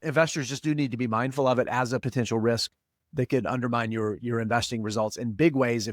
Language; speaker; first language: English; native; English